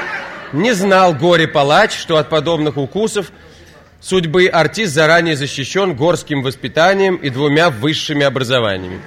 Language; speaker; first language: Russian; native; Russian